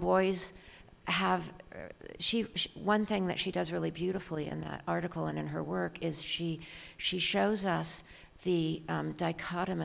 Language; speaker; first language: English; native; English